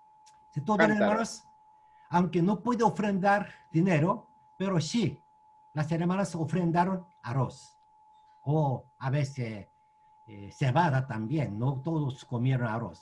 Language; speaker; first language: Spanish; non-native, learner; Korean